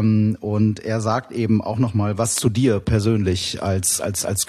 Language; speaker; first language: German; native; German